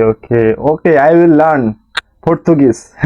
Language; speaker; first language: English; non-native, local second language; Bangla